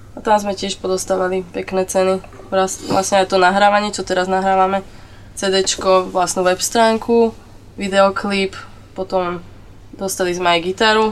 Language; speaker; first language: Slovak; native; Slovak